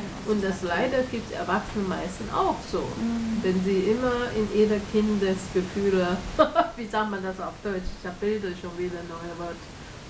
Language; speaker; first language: German; non-native, learner; Chinese